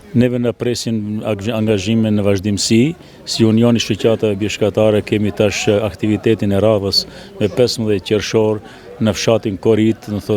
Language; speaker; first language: Albanian; native; Albanian